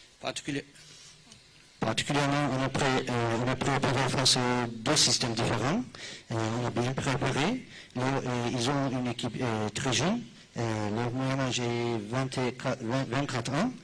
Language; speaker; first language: French; non-native, fluent; Turkish